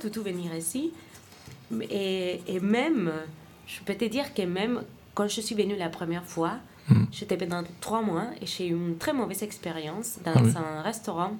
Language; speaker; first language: French; non-native, fluent; Spanish